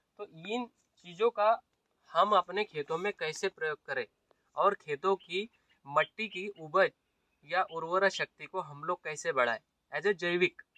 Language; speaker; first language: Hindi; non-native, local second language; Marathi